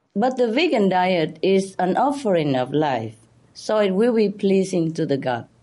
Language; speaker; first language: English; non-native, fluent; Vietnamese